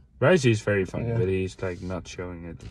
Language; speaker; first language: English; non-native, fluent; Dutch